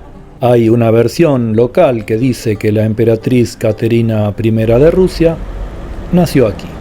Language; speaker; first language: Spanish; native; Spanish